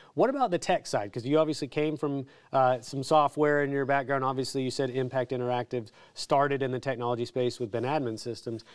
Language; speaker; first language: English; native; English